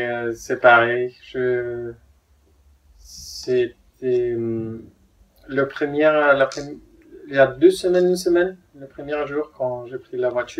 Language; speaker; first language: French; non-native, fluent; Spanish